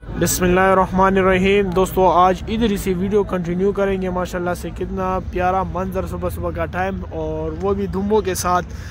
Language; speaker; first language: Urdu; non-native, local second language; Pashto